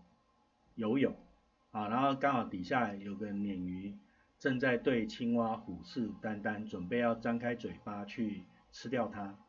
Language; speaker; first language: Chinese; native; Chinese